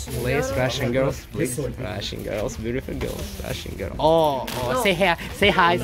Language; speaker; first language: English; non-native, learner; Russian